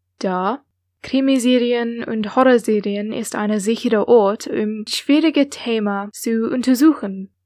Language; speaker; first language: German; non-native, learner; English